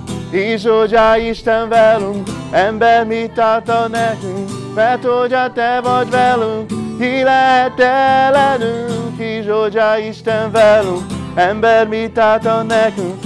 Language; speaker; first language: Hungarian; non-native, fluent; Portuguese